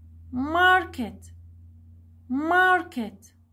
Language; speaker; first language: English; non-native, fluent; Arabic